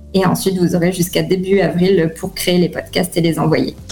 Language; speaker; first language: French; native; French